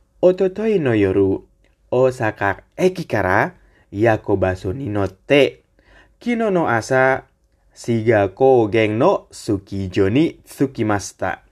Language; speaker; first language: Japanese; non-native, learner; Indonesian